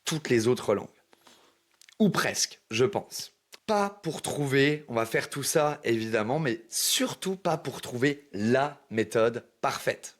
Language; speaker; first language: French; native; French